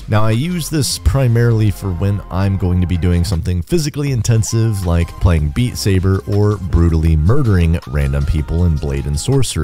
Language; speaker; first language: English; native; English